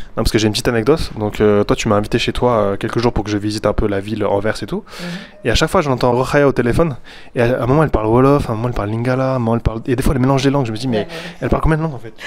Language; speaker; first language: French; native; French